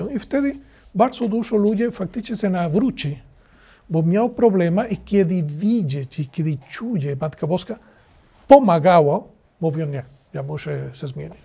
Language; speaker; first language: Polish; non-native, learner; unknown